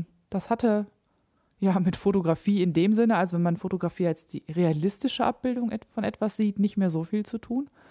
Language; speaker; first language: German; native; German